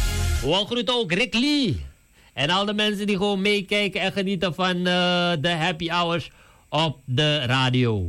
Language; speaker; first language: Dutch; native; Dutch